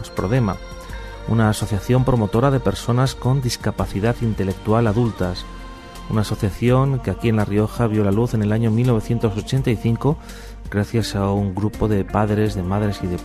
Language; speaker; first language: Spanish; native; Spanish